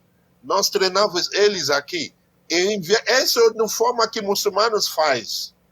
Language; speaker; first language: Portuguese; non-native, learner; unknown